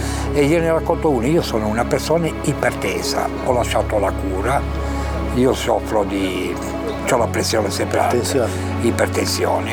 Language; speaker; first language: Italian; native; Italian